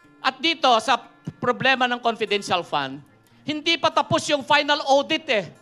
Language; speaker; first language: Filipino; non-native, local second language; Iloko